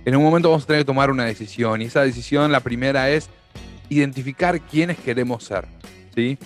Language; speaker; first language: Spanish; native; Spanish